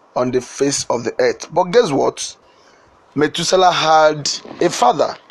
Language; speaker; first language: English; non-native, local second language; Igbo